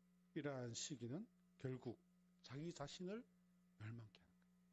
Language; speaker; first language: Korean; native; Korean